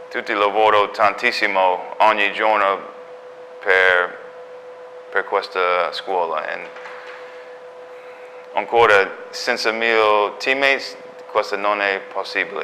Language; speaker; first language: Italian; non-native, learner; English